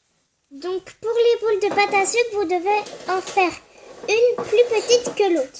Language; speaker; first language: French; native; French